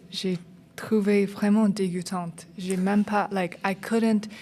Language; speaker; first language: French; non-native, learner; English